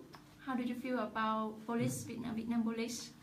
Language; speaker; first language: English; non-native, learner; Vietnamese